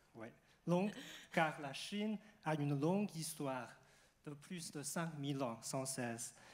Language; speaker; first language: French; non-native, fluent; Chinese